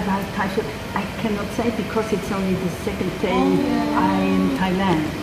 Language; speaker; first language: English; non-native, fluent; French